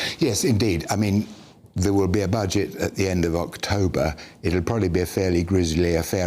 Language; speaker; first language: English; native; English